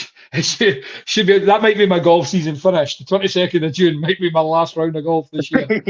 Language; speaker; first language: English; native; English